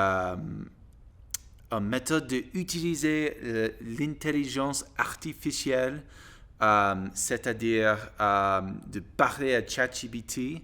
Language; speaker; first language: French; non-native, learner; English